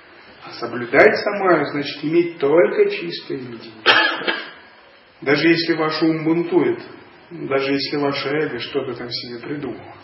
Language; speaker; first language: Russian; native; Russian